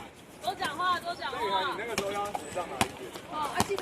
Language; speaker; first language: Chinese; native; Chinese